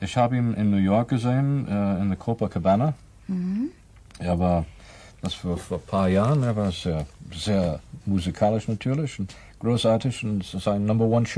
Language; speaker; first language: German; non-native, learner; English